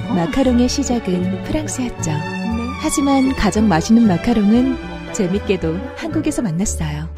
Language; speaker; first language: Korean; native; Korean